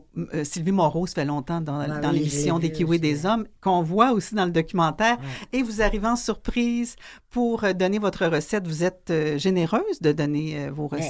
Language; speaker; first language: French; native; French